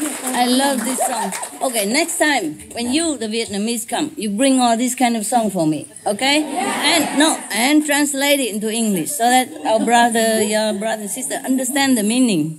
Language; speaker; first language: English; non-native, fluent; Vietnamese